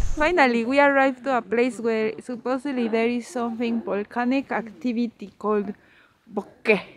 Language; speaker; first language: English; non-native, learner; Spanish